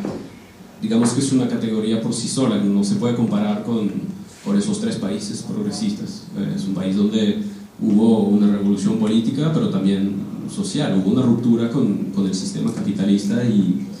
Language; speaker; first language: Spanish; non-native, fluent; French